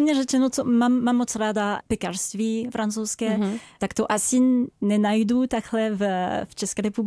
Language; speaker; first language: Czech; non-native, fluent; French